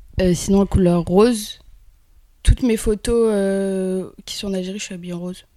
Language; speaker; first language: French; early bilingual, other home language; Kabyle